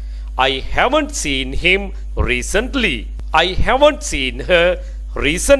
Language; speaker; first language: English; non-native, local second language; Sinhala